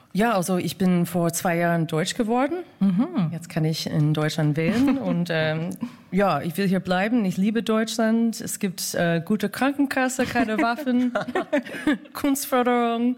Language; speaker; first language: German; non-native, learner; English